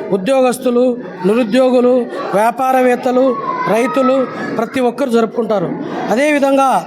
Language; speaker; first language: Telugu; non-native, local second language; Lambadi